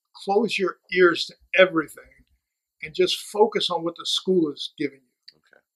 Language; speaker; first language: English; native; English